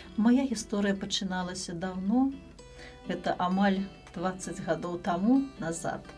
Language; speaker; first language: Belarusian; native; Belarusian